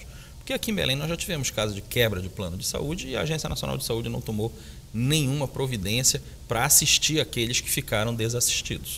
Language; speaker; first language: Portuguese; native; Portuguese